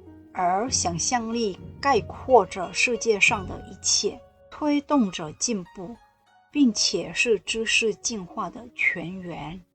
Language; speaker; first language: Chinese; non-native, fluent; Indonesian